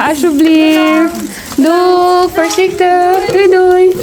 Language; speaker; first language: Dutch; non-native, fluent; Filipino